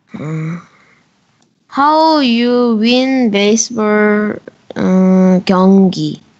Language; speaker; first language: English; non-native, learner; Korean